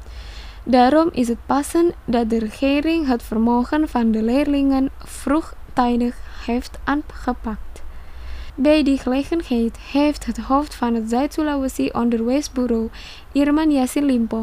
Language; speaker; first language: Dutch; non-native, fluent; Indonesian